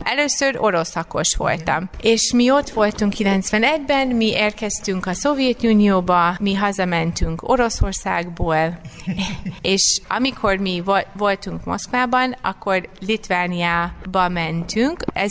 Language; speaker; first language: Hungarian; non-native, fluent; English